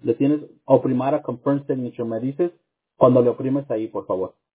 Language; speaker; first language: Spanish; early bilingual, heritage; Spanish